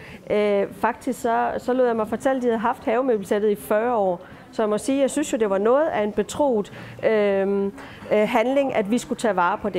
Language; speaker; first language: Danish; native; Danish